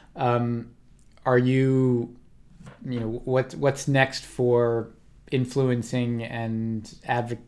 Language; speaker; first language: English; native; English